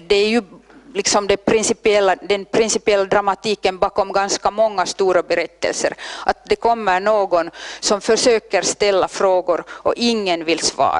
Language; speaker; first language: Swedish; non-native, local second language; Finnish